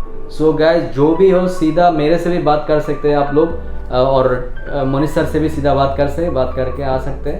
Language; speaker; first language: Hindi; non-native, fluent; Bangla